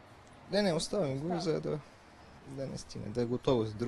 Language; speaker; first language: Bulgarian; non-native, learner; Arabic